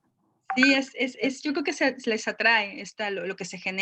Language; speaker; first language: Spanish; native; Spanish